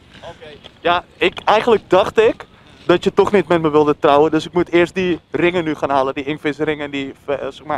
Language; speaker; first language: Dutch; native; Dutch